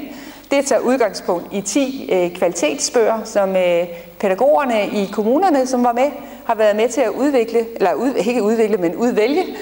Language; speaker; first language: Danish; native; Danish